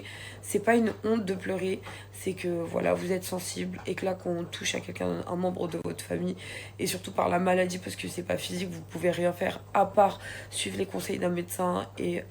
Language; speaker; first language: French; native; French